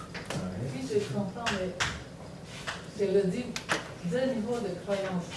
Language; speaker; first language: French; non-native, fluent; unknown